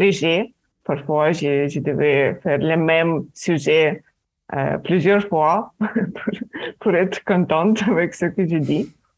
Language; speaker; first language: French; non-native, fluent; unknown